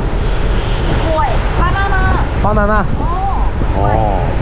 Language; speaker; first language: Korean; non-native, learner; Thai